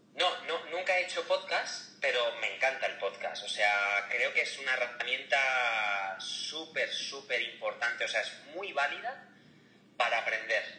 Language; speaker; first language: Spanish; native; Spanish